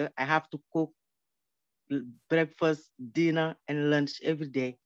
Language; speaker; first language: English; non-native, learner; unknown